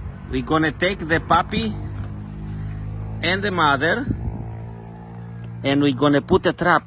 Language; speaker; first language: English; non-native, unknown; Greek